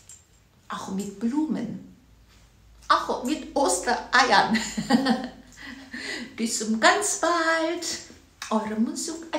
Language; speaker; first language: German; non-native, fluent; Korean